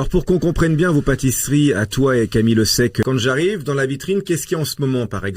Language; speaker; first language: French; native; French